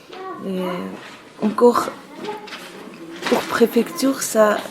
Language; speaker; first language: French; non-native, learner; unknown